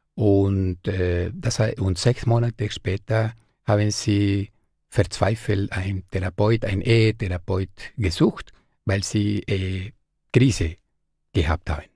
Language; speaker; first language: German; non-native, fluent; Spanish